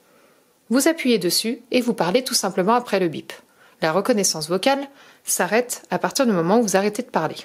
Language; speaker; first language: French; native; French